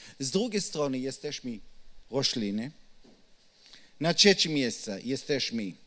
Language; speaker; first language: Polish; non-native, learner; Hebrew